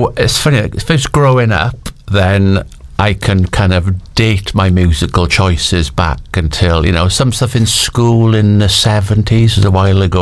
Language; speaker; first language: English; native; English